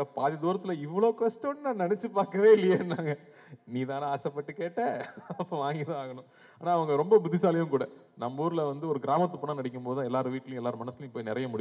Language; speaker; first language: Tamil; native; Tamil